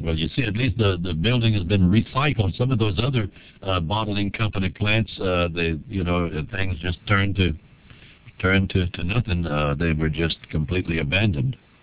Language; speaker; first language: English; early bilingual, other home language; French